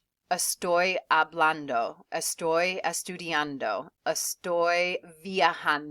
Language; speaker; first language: Spanish; non-native, fluent; English